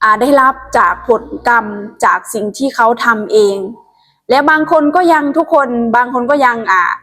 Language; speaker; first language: Thai; non-native, local second language; Lao